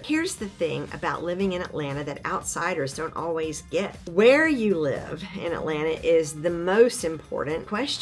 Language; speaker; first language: English; native; English